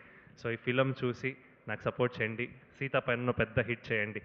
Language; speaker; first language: Telugu; non-native, learner; Kannada